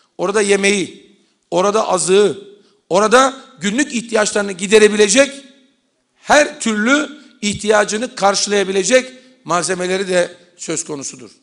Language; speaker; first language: Turkish; native; Turkish